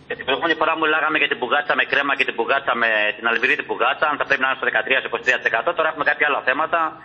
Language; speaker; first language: Greek; native; Greek